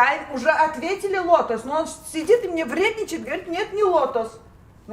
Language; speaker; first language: Russian; non-native, local second language; Turkmen